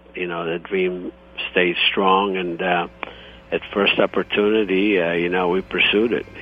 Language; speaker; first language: English; non-native, fluent; Croatian